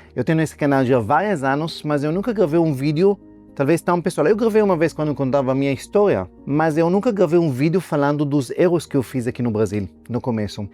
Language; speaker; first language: Portuguese; non-native, fluent; Hebrew